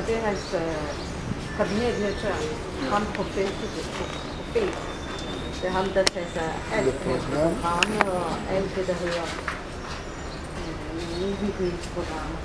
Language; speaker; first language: Danish; non-native, fluent; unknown